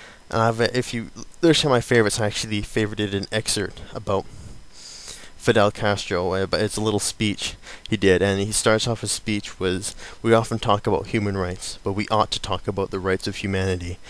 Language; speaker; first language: English; native; English